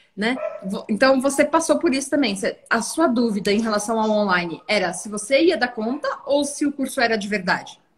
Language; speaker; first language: Portuguese; native; Portuguese